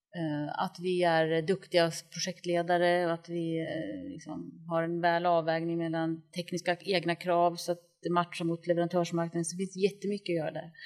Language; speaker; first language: Swedish; native; Swedish